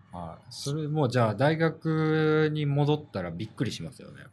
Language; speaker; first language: Japanese; native; Japanese